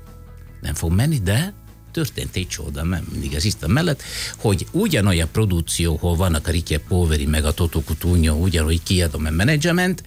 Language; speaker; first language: Hungarian; non-native, fluent; Italian